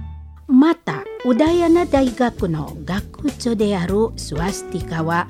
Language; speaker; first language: Japanese; non-native, learner; Indonesian